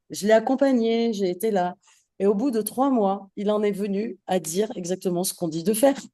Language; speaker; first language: French; native; French